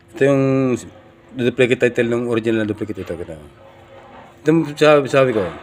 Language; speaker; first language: Filipino; non-native, local second language; Bikol